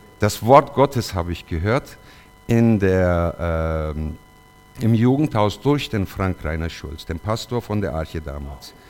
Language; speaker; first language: German; early bilingual, other home language; Turkish